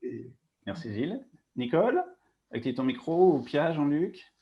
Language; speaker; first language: French; native; French